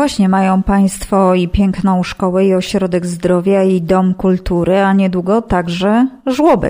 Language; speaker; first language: Polish; native; Polish